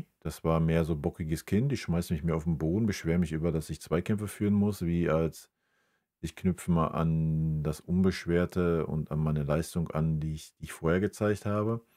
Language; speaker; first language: German; native; German